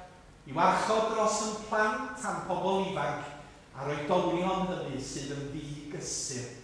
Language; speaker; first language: Welsh; native; Welsh